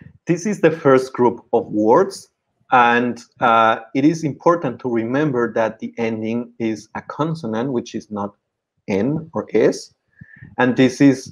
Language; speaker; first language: English; non-native, fluent; Spanish